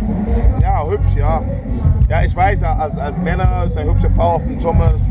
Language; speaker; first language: German; non-native, fluent; English